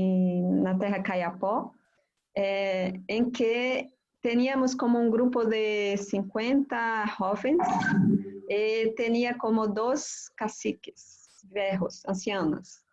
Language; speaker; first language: Spanish; non-native, fluent; Portuguese